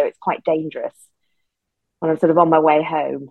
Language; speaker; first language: English; native; English